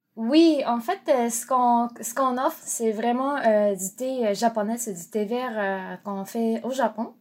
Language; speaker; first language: French; non-native, fluent; Japanese